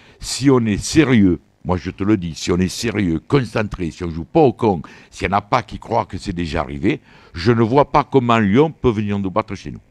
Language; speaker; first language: French; native; French